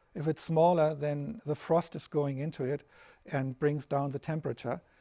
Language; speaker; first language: English; non-native, fluent; German